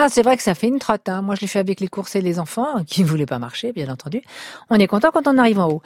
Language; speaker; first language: French; native; French